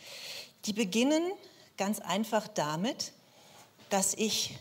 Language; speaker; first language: German; native; German